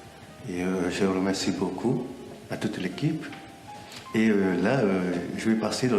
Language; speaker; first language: French; non-native, local second language; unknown